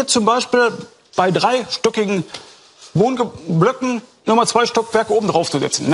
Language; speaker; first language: German; native; German